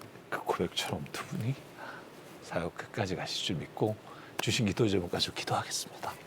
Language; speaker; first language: Korean; native; Korean